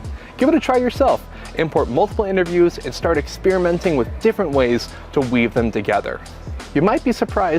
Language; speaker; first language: English; native; English